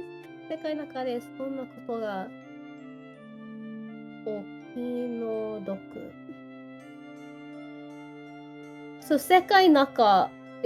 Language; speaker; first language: Japanese; non-native, learner; English